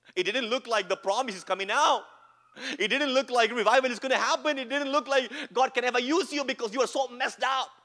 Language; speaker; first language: English; non-native, local second language; Malayalam